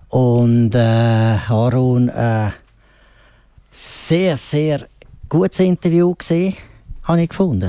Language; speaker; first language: German; native; German